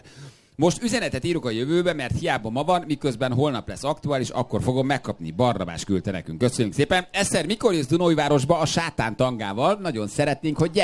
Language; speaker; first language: Hungarian; native; Hungarian